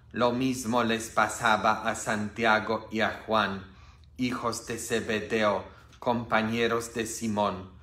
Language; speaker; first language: Spanish; non-native, fluent; Polish